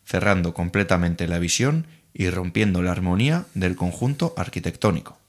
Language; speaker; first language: Spanish; non-native, local second language; Basque